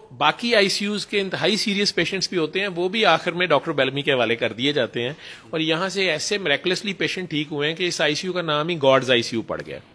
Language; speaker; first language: Urdu; non-native, local second language; Punjabi